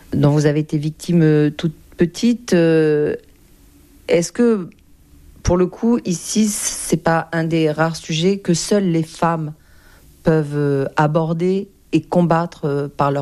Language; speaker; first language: French; native; French